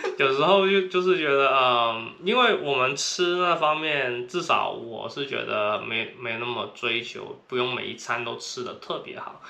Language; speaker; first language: Chinese; non-native, local second language; Cantonese